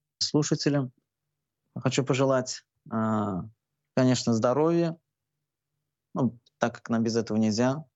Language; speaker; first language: Russian; non-native, local second language; Turkmen